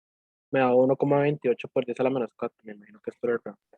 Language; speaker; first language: Spanish; native; Spanish